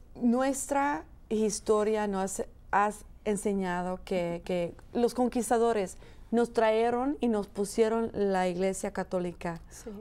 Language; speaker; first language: Spanish; early bilingual, heritage; Spanish